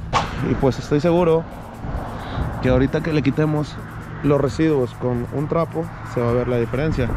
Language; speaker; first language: Spanish; native; Spanish